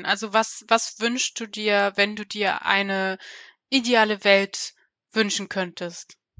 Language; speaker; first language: German; native; German